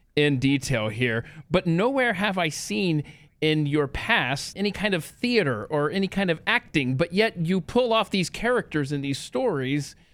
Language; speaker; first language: English; native; English